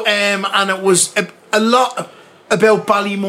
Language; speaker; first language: English; native; English